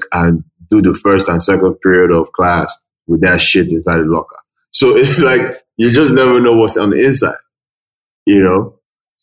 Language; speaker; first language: English; non-native, local second language; Igbo